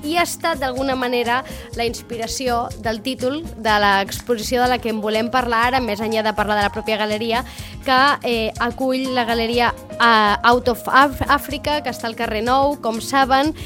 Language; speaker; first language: Spanish; non-native, local second language; Catalan